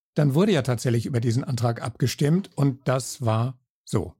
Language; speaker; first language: German; native; German